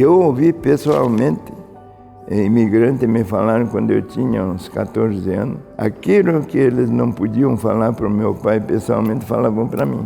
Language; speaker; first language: Portuguese; early bilingual, other home language; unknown